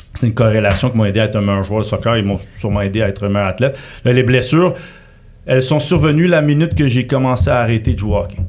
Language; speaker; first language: French; native; French